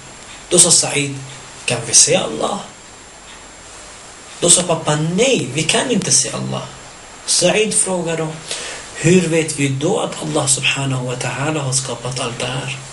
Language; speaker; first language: Swedish; early bilingual, other home language; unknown